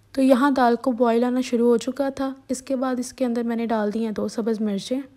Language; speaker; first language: Urdu; non-native, local second language; Punjabi